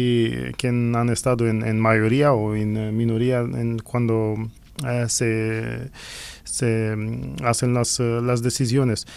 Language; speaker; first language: Spanish; non-native, fluent; Romanian